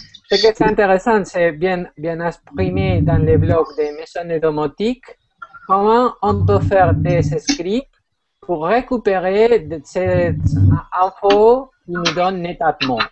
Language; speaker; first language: French; non-native, fluent; Spanish